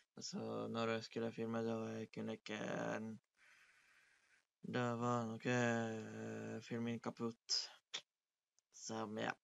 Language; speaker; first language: Norwegian; early bilingual, other home language; Polish